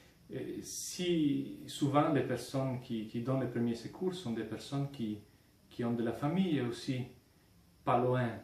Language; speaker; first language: French; non-native, fluent; Italian